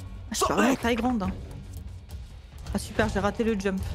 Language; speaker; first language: French; native; French